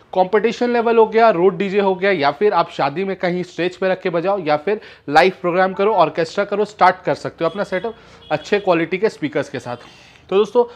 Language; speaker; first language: Hindi; native; Hindi